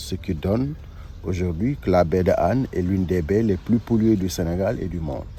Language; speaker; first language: French; non-native, local second language; Wolof